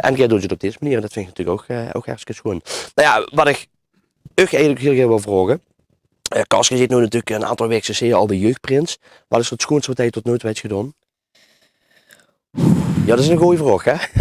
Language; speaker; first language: Dutch; native; Dutch